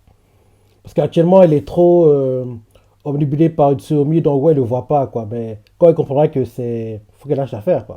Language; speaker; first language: French; native; French